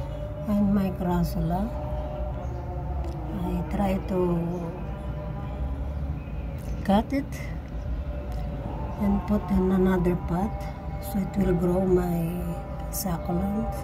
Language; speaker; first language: English; non-native, learner; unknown